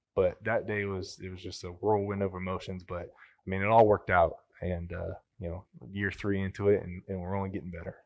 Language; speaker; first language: English; native; English